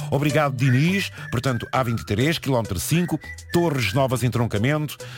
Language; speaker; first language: Portuguese; native; Portuguese